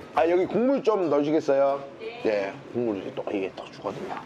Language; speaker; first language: Korean; native; Korean